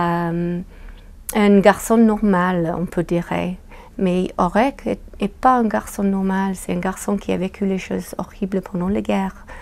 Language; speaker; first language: French; non-native, fluent; English